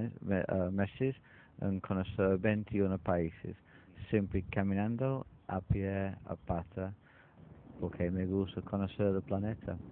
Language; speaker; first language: Spanish; non-native, learner; English